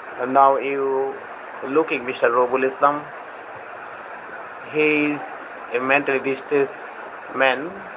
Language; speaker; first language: English; non-native, local second language; Bangla